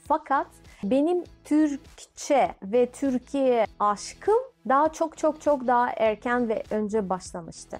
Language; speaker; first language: Turkish; non-native, fluent; Russian